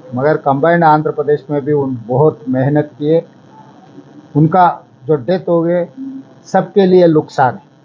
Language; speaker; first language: Hindi; non-native, local second language; Telugu